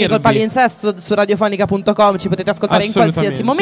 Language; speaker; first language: Italian; native; Italian